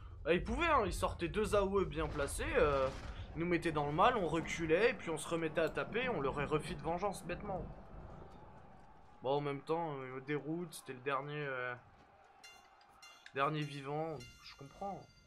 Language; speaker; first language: French; native; French